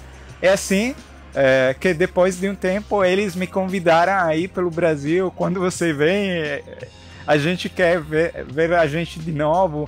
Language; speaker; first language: Portuguese; non-native, learner; Italian